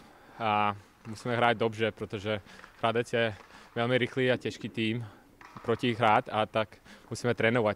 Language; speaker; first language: Czech; non-native, learner; Latvian